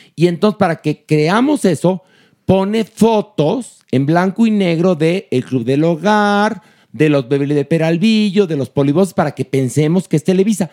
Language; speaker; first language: Spanish; native; Spanish